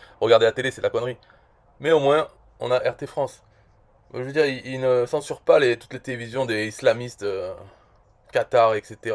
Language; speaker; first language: French; native; French